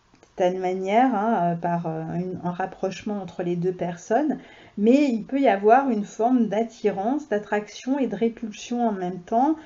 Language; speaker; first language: French; native; French